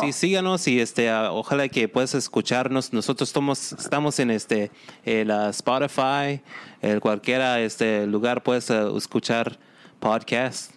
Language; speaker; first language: Spanish; non-native, learner; English